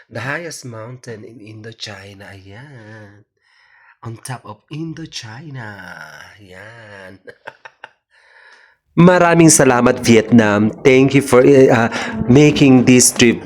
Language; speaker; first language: English; non-native, local second language; Filipino